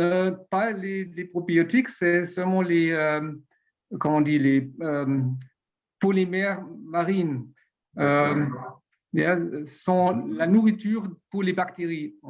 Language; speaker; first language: French; non-native, learner; German